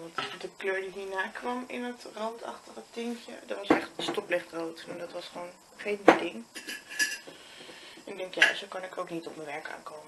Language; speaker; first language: Dutch; native; Dutch